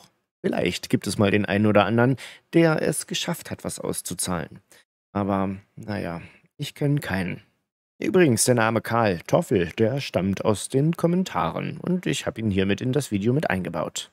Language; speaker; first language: German; native; German